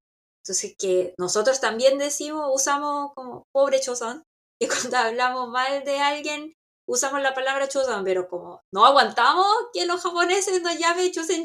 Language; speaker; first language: Spanish; non-native, local second language; Korean